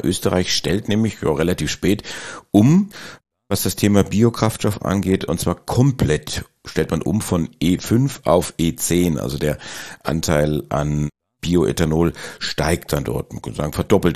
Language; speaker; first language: German; native; German